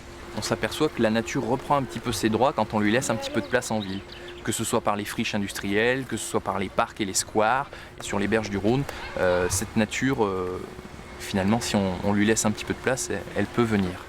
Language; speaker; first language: French; native; French